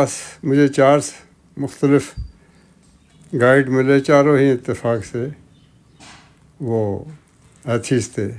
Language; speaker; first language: Urdu; native; Urdu